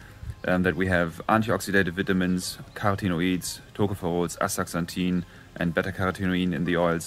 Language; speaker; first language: English; non-native, fluent; German